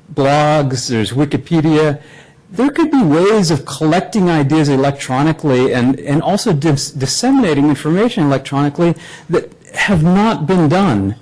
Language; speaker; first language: English; native; English